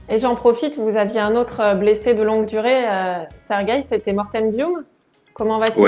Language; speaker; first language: French; native; French